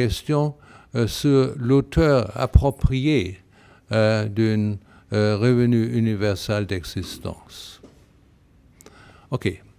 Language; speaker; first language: French; non-native, fluent; German